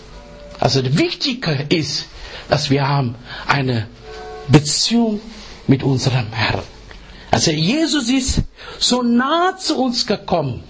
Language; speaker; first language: German; non-native, learner; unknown